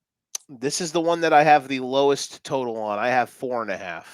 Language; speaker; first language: English; native; English